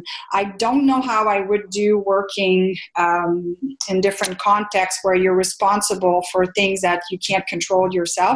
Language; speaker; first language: English; non-native, fluent; French